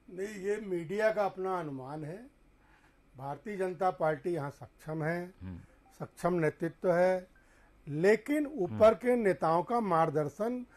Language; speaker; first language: Hindi; native; Hindi